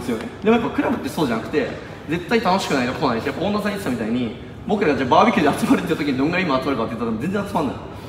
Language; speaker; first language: Japanese; native; Japanese